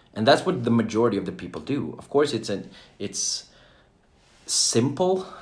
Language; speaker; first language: English; non-native, fluent; Swedish